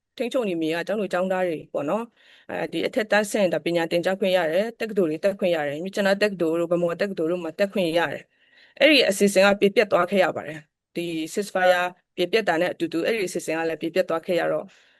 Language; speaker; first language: Burmese; non-native, local second language; Kachin